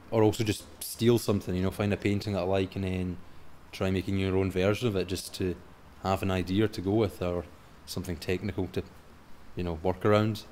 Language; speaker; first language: English; native; English